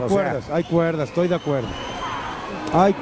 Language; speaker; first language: Spanish; native; Spanish